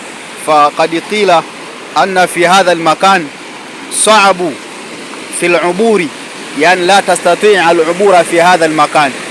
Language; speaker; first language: Arabic; non-native, fluent; Swahili